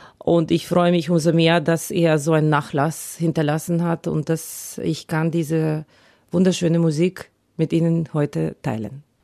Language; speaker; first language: German; non-native, fluent; Ukrainian